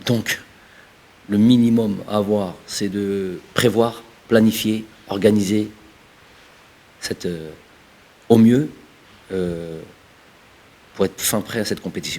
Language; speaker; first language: French; early bilingual, other home language; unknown